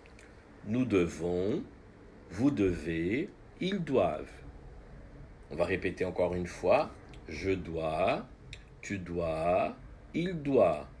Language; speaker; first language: French; non-native, fluent; Portuguese